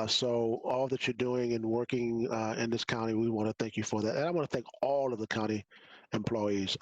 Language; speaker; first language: English; native; English